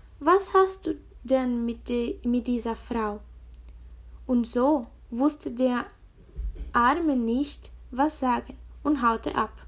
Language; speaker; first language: German; non-native, learner; Spanish